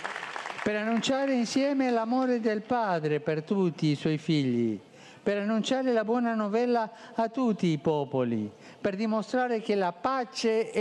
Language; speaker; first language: Italian; non-native, fluent; Spanish